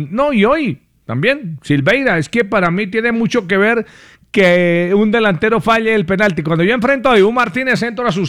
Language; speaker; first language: Spanish; native; Spanish